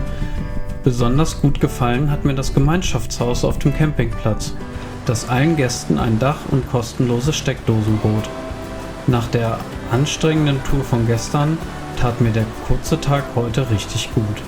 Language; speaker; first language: German; native; German